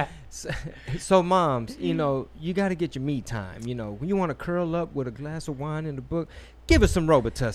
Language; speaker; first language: English; early bilingual, other home language; Spanish